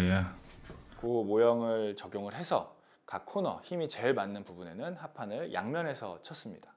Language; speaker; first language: Korean; native; Korean